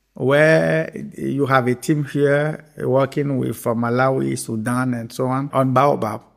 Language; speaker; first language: English; non-native, fluent; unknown